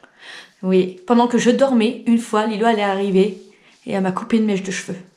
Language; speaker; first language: French; native; French